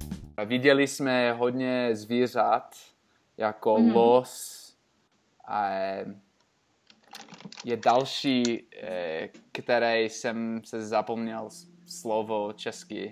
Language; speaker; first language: Czech; non-native, learner; English